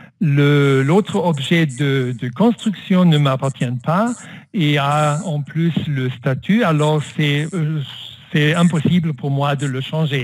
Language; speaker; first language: French; non-native, fluent; German